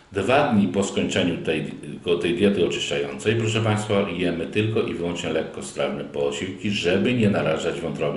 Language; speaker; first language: Polish; native; Polish